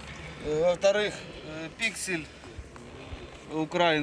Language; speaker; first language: Russian; native; Russian